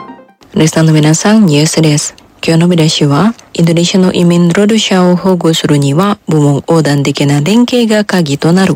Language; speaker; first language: Japanese; non-native, fluent; Indonesian